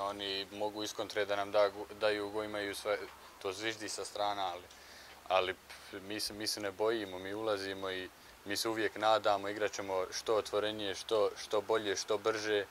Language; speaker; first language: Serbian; early bilingual, heritage; Bosnian